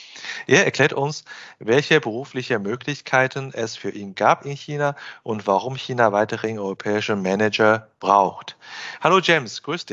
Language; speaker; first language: German; non-native, fluent; Chinese